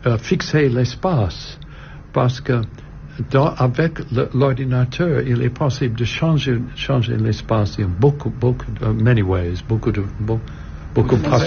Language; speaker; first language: French; non-native, learner; English